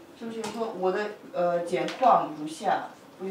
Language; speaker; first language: Chinese; non-native, fluent; Russian